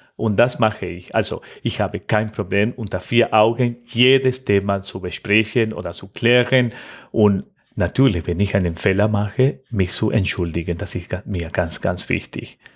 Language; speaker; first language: German; non-native, fluent; Spanish